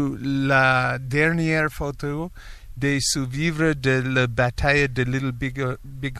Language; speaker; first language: French; non-native, learner; English